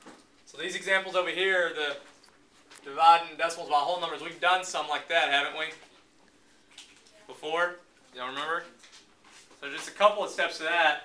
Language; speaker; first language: English; native; English